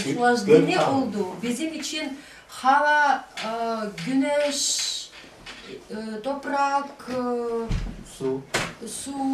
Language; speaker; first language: Turkish; non-native, learner; Chuvash